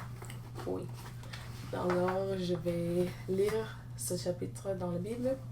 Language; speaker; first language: French; non-native, learner; English